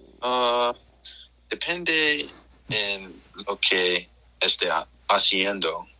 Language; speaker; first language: Spanish; non-native, learner; English